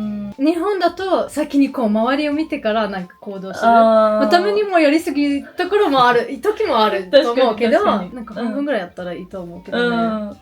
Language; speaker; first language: Japanese; non-native, fluent; Swedish